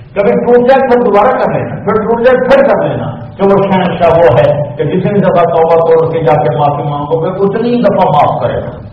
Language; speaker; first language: Urdu; non-native, local second language; Punjabi